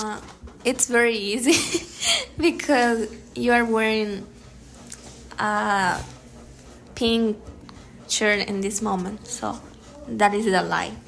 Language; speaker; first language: English; non-native, learner; Spanish